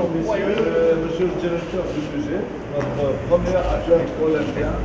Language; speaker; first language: French; non-native, local second language; Arabic